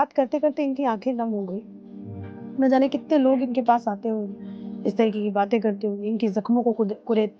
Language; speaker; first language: Hindi; native; Hindi